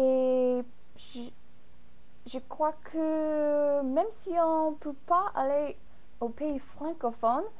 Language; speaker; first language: French; non-native, fluent; English